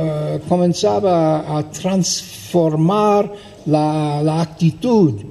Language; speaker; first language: Spanish; non-native, fluent; English